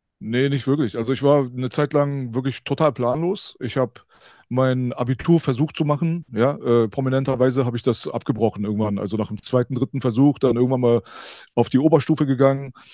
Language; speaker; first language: German; early bilingual, other home language; Persian